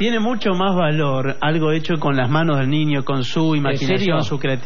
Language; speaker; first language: Spanish; native; Spanish